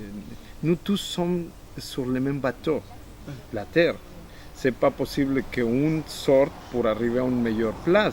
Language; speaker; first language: French; non-native, fluent; Spanish